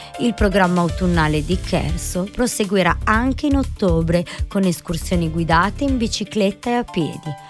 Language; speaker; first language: Italian; non-native, fluent; Croatian